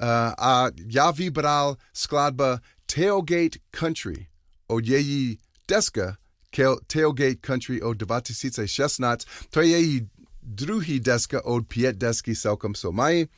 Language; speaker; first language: Czech; non-native, learner; English